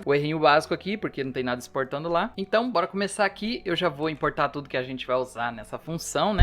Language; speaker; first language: Portuguese; native; Portuguese